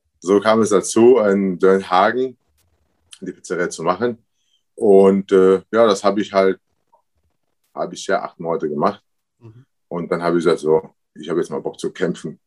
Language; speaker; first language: German; early bilingual, other home language; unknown